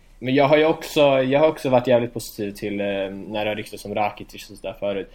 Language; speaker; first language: Swedish; native; Swedish